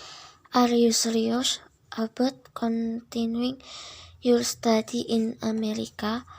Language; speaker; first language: English; non-native, learner; Indonesian